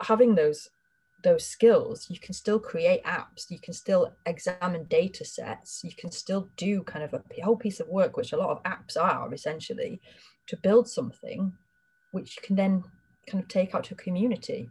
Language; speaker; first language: English; native; English